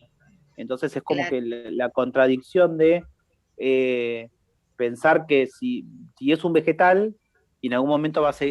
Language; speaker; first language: Spanish; native; Spanish